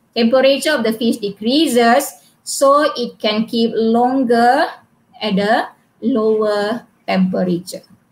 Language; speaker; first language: English; non-native, local second language; Malay